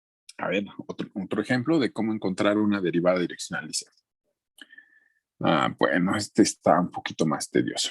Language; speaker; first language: Spanish; native; Spanish